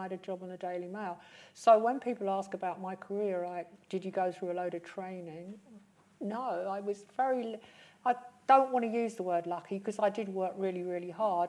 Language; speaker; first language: English; native; English